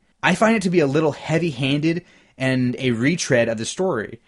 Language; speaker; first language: English; native; English